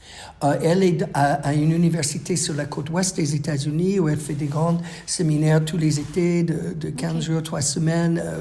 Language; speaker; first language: French; non-native, fluent; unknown